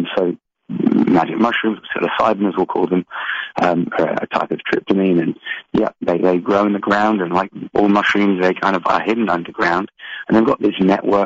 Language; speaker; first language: English; native; English